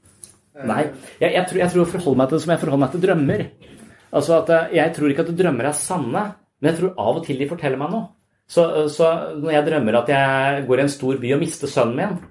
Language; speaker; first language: Norwegian; native; Norwegian